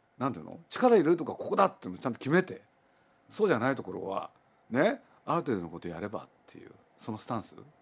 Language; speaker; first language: Japanese; native; Japanese